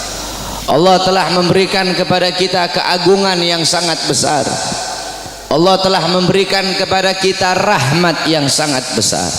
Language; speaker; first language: Indonesian; native; Indonesian